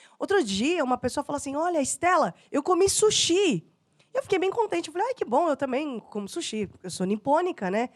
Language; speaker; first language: Portuguese; native; Portuguese